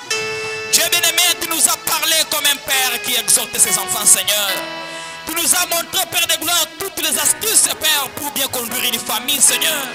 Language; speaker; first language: French; non-native, local second language; Swahili